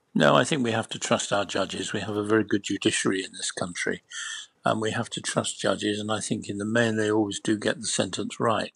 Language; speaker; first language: English; native; English